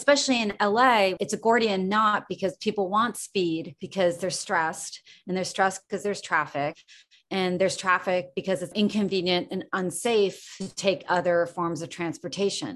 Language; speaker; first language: English; native; English